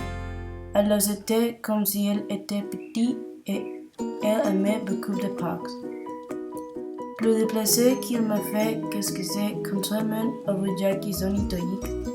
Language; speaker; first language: French; non-native, learner; Spanish